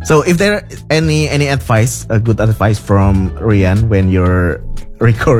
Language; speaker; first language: English; non-native, fluent; Indonesian